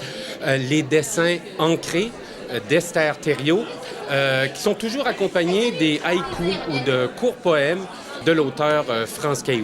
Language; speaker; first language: French; native; French